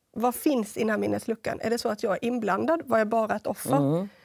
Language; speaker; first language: Swedish; native; Swedish